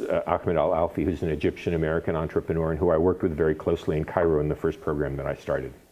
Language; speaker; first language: English; native; English